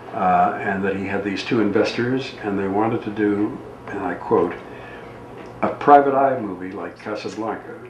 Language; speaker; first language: English; native; English